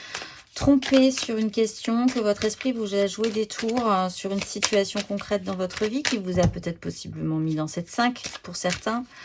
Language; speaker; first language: French; native; French